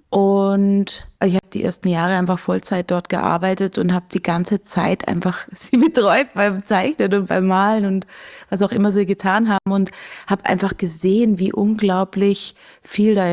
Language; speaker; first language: German; native; German